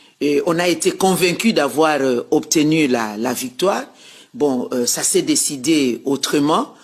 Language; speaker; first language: French; non-native, local second language; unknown